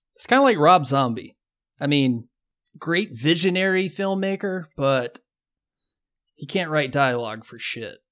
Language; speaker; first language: English; native; English